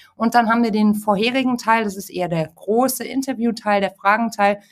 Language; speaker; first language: German; native; German